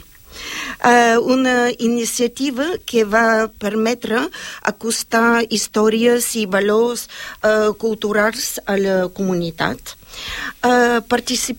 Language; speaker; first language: Spanish; non-native, fluent; Bulgarian